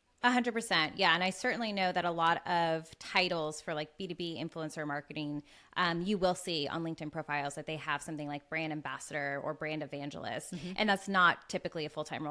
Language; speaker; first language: English; native; English